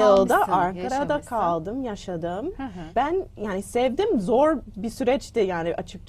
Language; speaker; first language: Turkish; non-native, learner; English